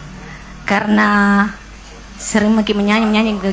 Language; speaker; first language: Indonesian; non-native, local second language; Buginese